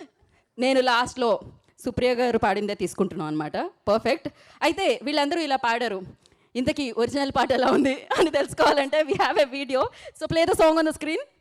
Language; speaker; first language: Telugu; native; Telugu